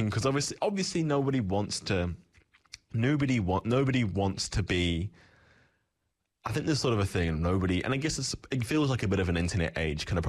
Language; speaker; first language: English; native; English